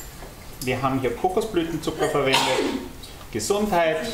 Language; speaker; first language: German; native; German